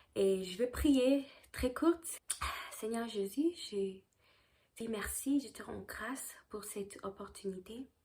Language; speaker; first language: French; early bilingual, heritage; French